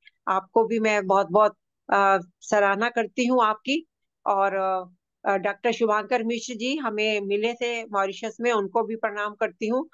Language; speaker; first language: Hindi; native; Hindi